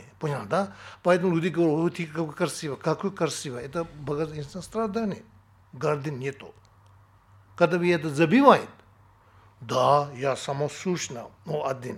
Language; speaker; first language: Russian; non-native, learner; Tibetan